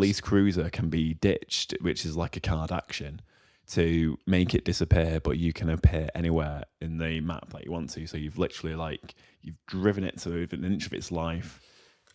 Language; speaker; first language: English; native; English